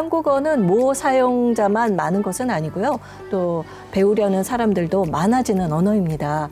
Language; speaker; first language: Korean; native; Korean